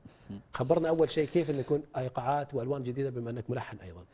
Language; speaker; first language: Arabic; native; Arabic